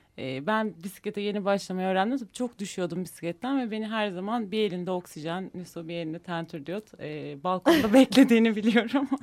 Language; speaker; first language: Turkish; native; Turkish